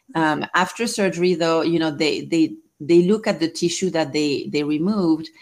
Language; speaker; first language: English; non-native, fluent; French